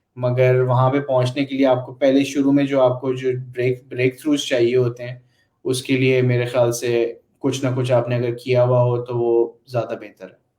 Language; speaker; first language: Urdu; native; Urdu